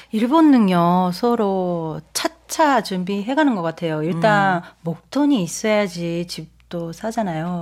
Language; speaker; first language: Korean; non-native, fluent; Japanese